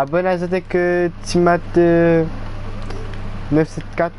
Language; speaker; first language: French; non-native, local second language; Réunion Creole French